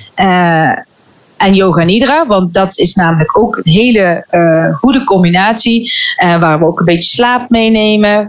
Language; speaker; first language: Dutch; native; Dutch